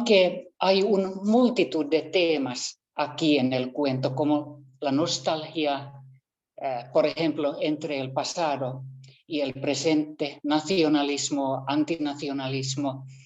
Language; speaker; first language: Spanish; non-native, fluent; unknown